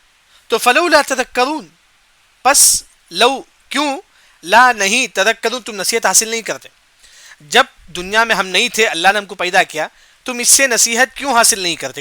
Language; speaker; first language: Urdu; non-native, local second language; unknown